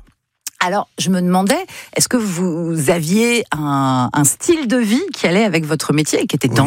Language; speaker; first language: French; native; French